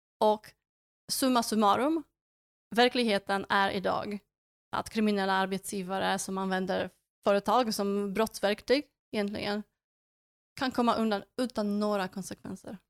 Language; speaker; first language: Swedish; non-native, fluent; Polish